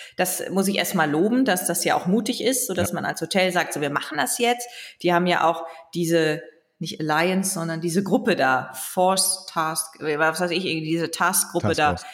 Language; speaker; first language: German; native; German